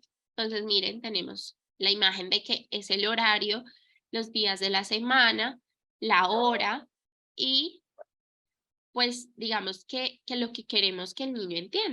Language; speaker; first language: Spanish; native; Spanish